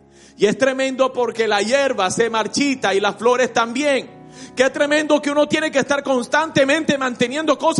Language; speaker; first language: Spanish; native; Spanish